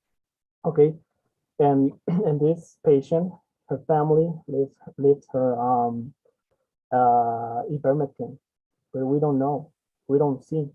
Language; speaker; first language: English; non-native, learner; Spanish